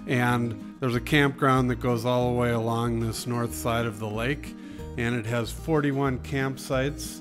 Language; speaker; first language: English; native; English